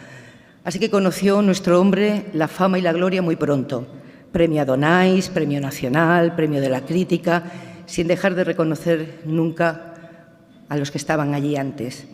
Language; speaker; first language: Spanish; native; Spanish